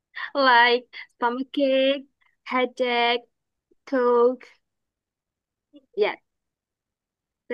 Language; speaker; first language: English; non-native, learner; Indonesian